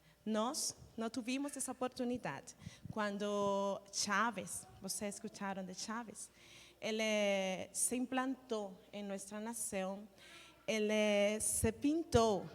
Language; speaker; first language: Portuguese; non-native, learner; Spanish